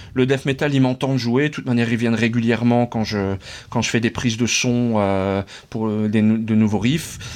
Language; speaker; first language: French; native; French